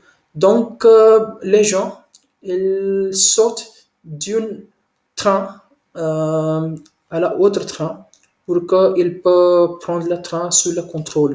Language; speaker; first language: French; non-native, learner; Hindi